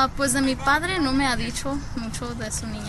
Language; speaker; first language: Spanish; early bilingual, heritage; Spanish